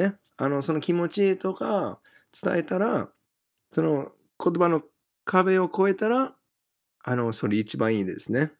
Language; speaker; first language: Japanese; non-native, fluent; English